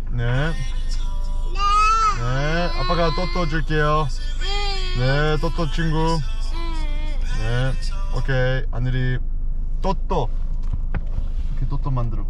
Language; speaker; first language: Korean; early bilingual, heritage; English